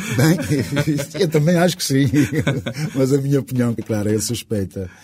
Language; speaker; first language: Portuguese; non-native, local second language; Kabuverdianu